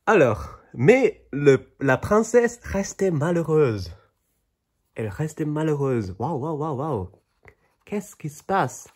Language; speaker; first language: French; non-native, fluent; Chinese